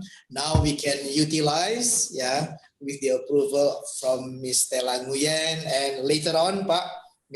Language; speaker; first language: English; non-native, fluent; Indonesian